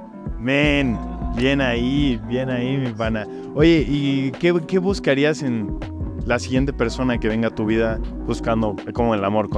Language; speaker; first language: Spanish; native; Spanish